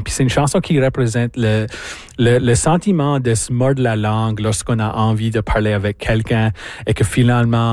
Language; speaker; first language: French; native; French